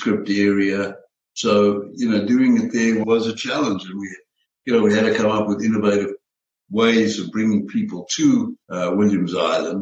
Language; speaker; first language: English; native; English